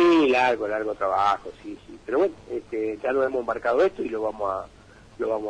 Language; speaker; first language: Spanish; native; Spanish